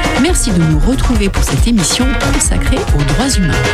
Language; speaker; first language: French; native; French